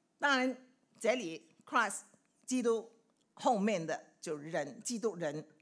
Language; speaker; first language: Chinese; non-native, local second language; Cantonese